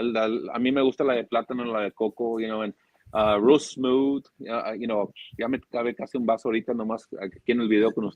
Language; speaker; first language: Spanish; early bilingual, other home language; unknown